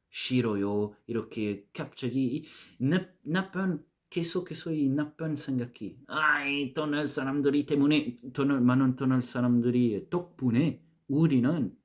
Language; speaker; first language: Korean; non-native, learner; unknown